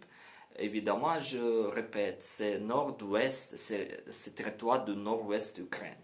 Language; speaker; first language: French; non-native, learner; Ukrainian